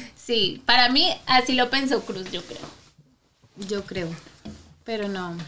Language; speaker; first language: Spanish; native; Spanish